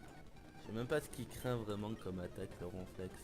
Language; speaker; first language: French; native; French